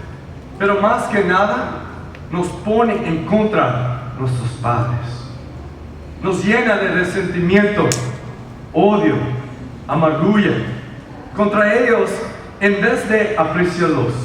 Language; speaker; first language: Spanish; early bilingual, heritage; Spanish